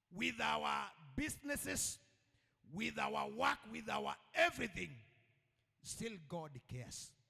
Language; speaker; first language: English; non-native, local second language; Swahili